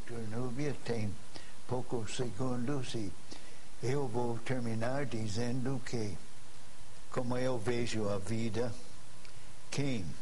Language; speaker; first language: Portuguese; non-native, fluent; English